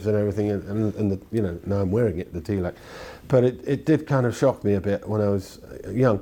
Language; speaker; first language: English; native; English